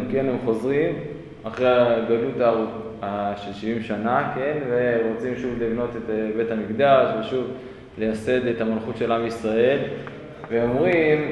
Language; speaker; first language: Hebrew; native; Hebrew